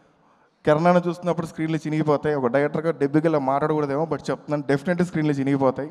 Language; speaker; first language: Telugu; native; Telugu